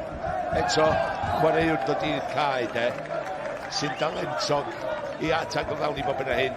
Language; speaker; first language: Welsh; native; Welsh